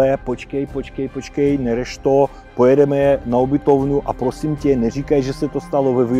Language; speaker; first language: Czech; non-native, fluent; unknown